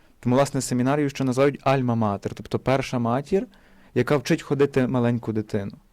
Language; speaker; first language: Ukrainian; native; Ukrainian